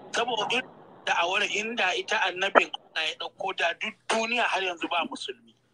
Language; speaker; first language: Hausa; native; Hausa